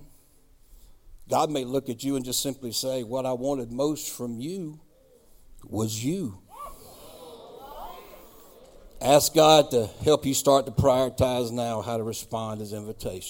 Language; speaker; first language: English; native; English